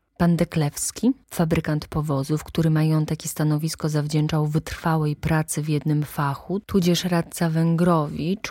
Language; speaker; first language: Polish; native; Polish